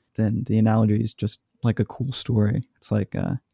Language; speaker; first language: English; native; English